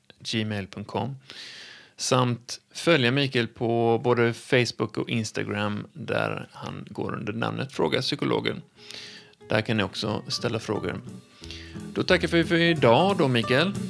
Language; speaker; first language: Swedish; native; Swedish